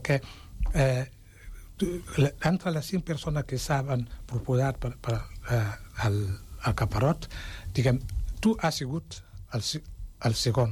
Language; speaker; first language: Catalan; non-native, fluent; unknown